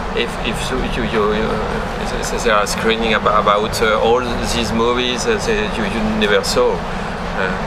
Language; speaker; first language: English; non-native, learner; French